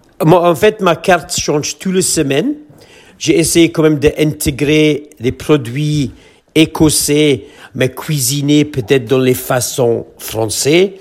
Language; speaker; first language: French; non-native, fluent; English